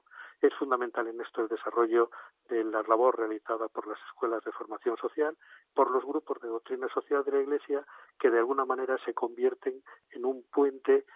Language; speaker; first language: Spanish; native; Spanish